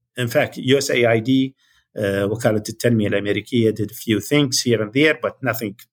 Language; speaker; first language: English; non-native, fluent; Arabic